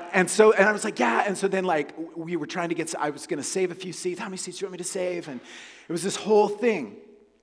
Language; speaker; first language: English; native; English